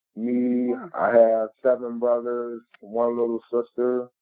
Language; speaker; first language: English; native; English